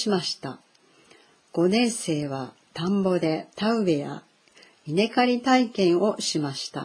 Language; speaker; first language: Japanese; native; Japanese